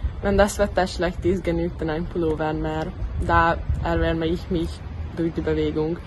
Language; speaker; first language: German; non-native, learner; Hungarian